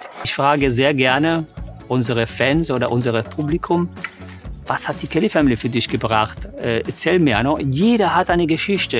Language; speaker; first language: German; non-native, fluent; English